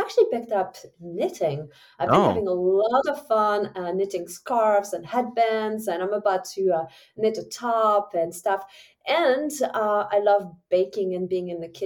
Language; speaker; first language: English; non-native, fluent; French